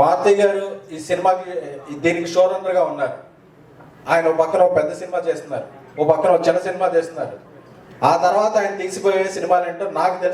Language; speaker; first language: Telugu; native; Telugu